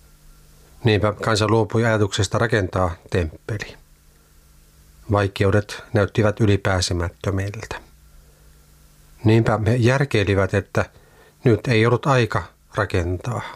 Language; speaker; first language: Finnish; native; Finnish